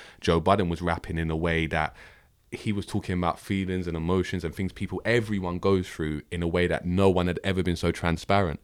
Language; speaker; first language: English; native; English